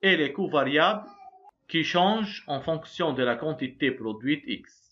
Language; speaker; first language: French; non-native, local second language; Arabic